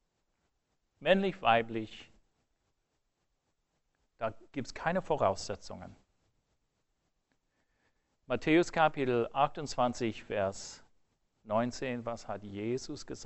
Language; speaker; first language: German; non-native, fluent; English